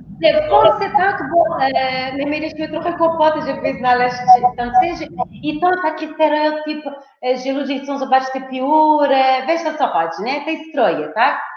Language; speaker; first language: Polish; non-native, fluent; Portuguese